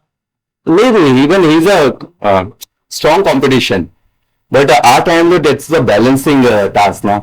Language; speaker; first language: Telugu; non-native, learner; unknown